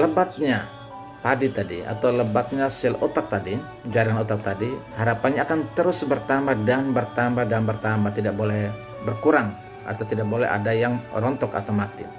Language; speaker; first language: Indonesian; native; Indonesian